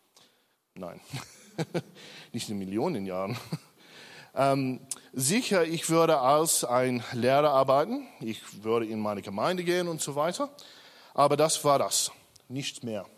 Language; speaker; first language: German; non-native, learner; English